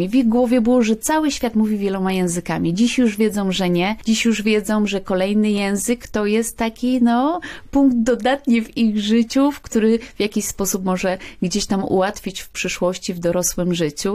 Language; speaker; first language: Polish; native; Polish